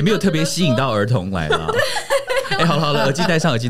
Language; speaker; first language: Chinese; native; Chinese